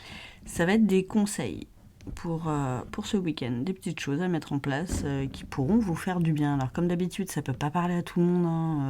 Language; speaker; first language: French; native; French